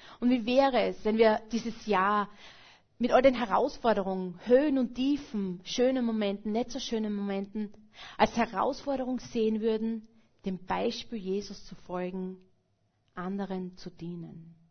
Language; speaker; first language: German; native; German